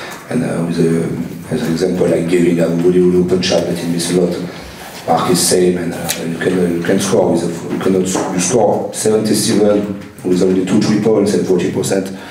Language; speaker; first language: English; non-native, learner; French